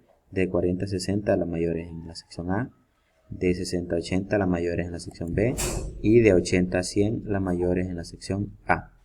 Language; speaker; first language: Spanish; native; Spanish